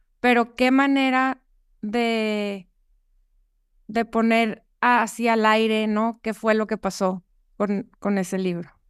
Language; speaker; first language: Spanish; native; Spanish